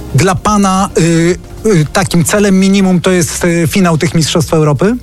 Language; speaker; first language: Polish; native; Polish